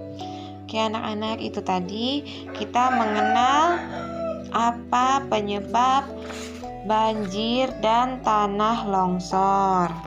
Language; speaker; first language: Indonesian; native; Indonesian